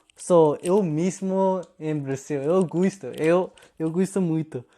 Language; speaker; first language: Portuguese; non-native, learner; Spanish